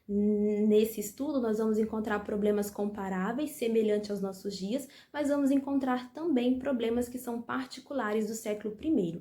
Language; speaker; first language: Portuguese; native; Portuguese